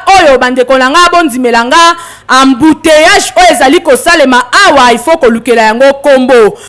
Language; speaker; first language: Lingala; native; Lingala